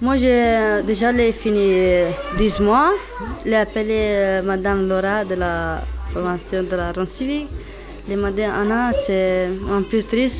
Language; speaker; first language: French; non-native, learner; Romany